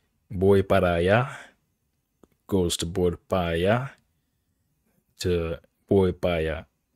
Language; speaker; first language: Spanish; non-native, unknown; English